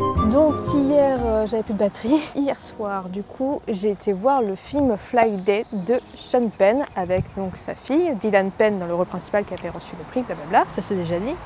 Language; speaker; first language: French; native; French